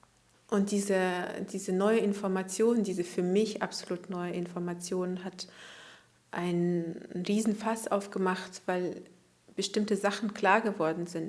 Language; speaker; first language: German; early bilingual, other home language; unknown